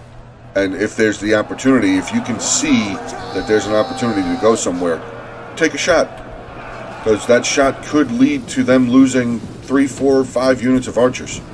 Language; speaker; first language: English; native; English